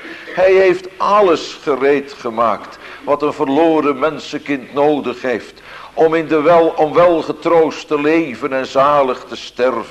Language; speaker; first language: Dutch; native; Dutch